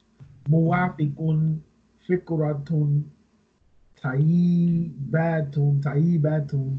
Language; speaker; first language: Arabic; non-native, learner; English